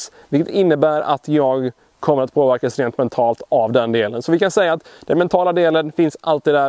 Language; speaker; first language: Swedish; native; Swedish